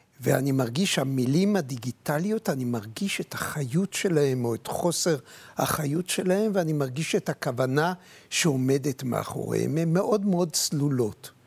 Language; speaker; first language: Hebrew; native; Hebrew